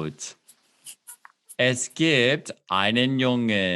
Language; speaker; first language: German; non-native, fluent; English